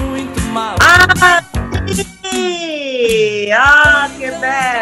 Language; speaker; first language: Spanish; non-native, learner; Portuguese